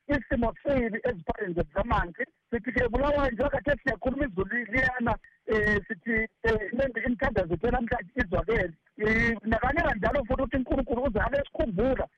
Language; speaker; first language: Zulu; native; Zulu